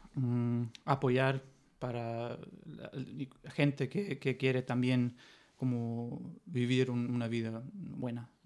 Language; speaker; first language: Spanish; non-native, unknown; German